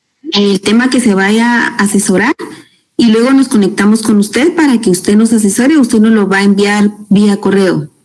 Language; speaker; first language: Spanish; native; Spanish